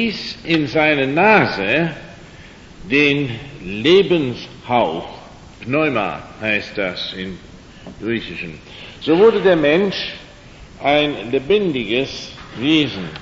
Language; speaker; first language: German; non-native, fluent; English